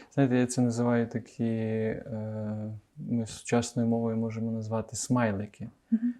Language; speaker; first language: Ukrainian; native; Ukrainian